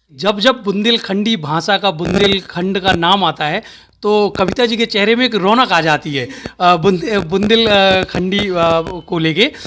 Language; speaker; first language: Hindi; native; Hindi